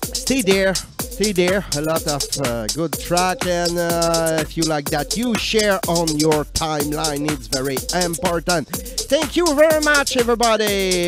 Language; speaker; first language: English; non-native, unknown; French